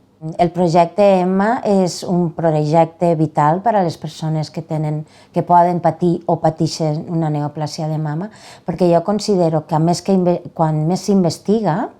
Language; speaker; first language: Catalan; native; Catalan